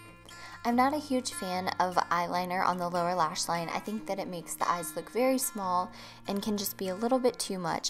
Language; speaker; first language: English; native; English